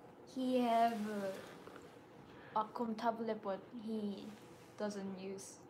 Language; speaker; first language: English; non-native, learner; Korean